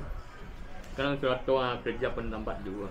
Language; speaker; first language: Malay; non-native, local second language; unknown